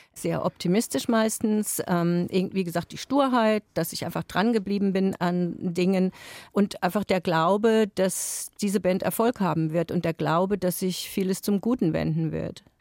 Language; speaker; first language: German; native; German